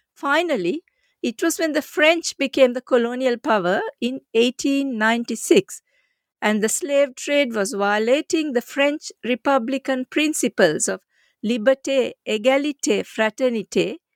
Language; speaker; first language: English; non-native, local second language; Sinhala